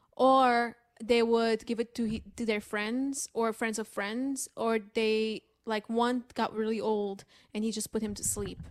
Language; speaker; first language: English; non-native, fluent; Portuguese